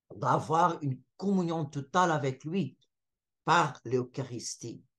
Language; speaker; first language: French; non-native, fluent; Portuguese